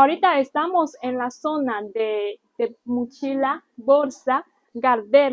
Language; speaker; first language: Spanish; non-native, learner; Chinese